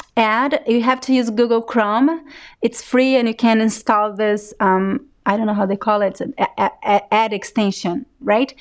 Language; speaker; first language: English; non-native, fluent; Portuguese